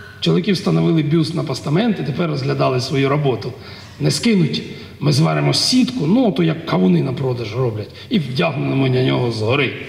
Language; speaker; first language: Ukrainian; native; Ukrainian